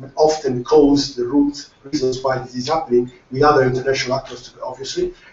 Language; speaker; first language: English; non-native, fluent; Italian